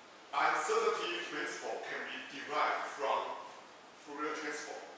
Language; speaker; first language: English; non-native, fluent; Chinese